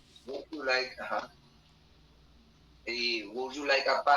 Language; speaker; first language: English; non-native, learner; Spanish